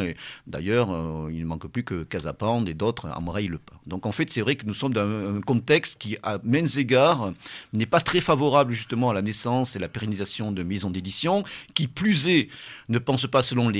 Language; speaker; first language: French; native; French